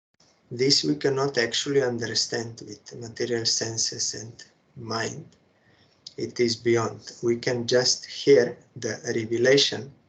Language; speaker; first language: English; non-native, fluent; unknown